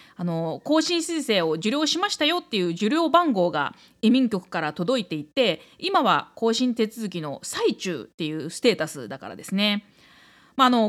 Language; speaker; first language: Japanese; native; Japanese